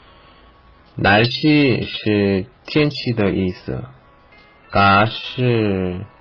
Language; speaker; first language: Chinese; non-native, learner; Korean